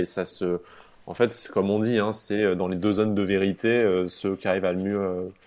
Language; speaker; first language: French; native; French